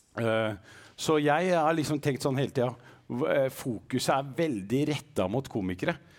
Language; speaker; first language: Norwegian; early bilingual, other home language; Arabic